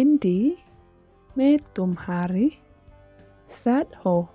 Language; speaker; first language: Hindi; non-native, local second language; Khasi